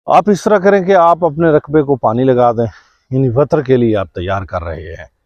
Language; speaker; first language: Urdu; non-native, local second language; Saraiki